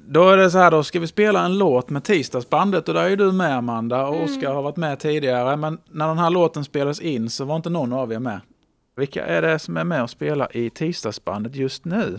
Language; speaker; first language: Swedish; native; Swedish